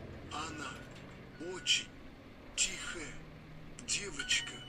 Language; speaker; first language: Russian; non-native, learner; English